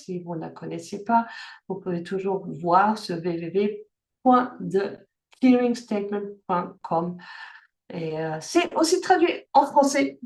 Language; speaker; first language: French; early bilingual, heritage; French